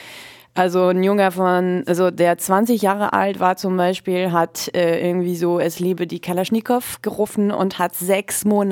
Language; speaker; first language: German; native; German